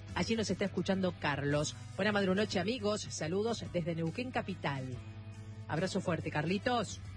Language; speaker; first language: Spanish; native; Spanish